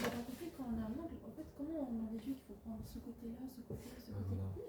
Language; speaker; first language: French; native; French